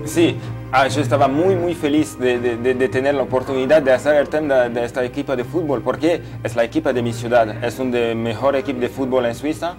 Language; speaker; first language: Spanish; non-native, fluent; French